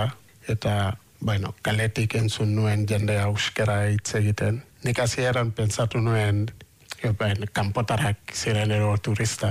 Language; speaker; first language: Basque; non-native, fluent; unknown